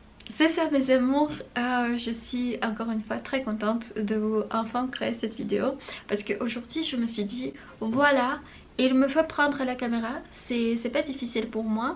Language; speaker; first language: French; non-native, fluent; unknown